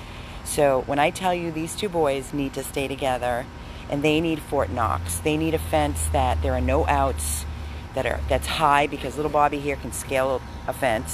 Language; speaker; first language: English; native; English